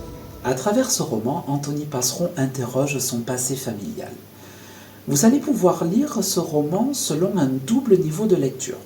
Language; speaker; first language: French; native; French